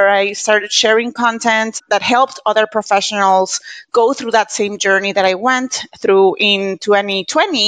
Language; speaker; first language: English; non-native, fluent; Spanish